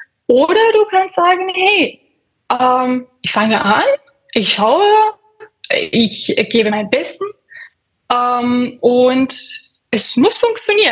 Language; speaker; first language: German; non-native, fluent; Persian